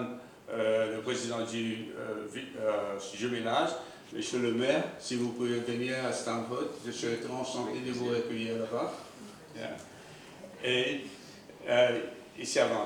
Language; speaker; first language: French; non-native, local second language; Morisyen